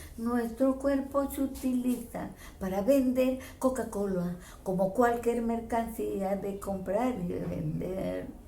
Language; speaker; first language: Spanish; non-native, local second language; Quechua